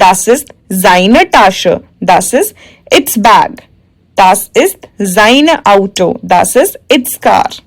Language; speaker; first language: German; non-native, fluent; Hindi